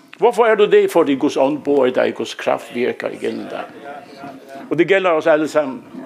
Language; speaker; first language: Danish; native; Danish